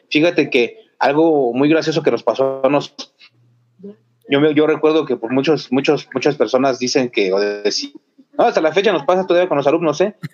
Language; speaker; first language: Spanish; native; Spanish